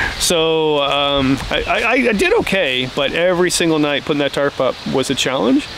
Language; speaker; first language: English; native; English